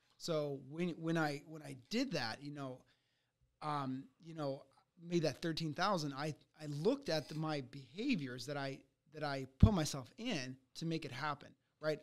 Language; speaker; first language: English; early bilingual, other home language; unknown